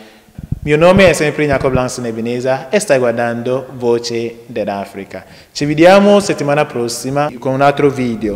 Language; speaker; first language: Italian; non-native, learner; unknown